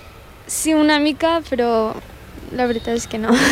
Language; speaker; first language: Catalan; early bilingual, other home language; Arabic